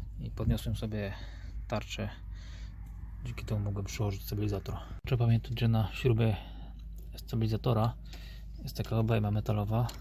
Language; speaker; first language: Polish; native; Polish